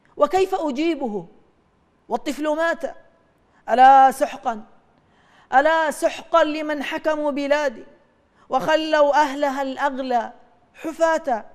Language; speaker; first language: Arabic; native; Arabic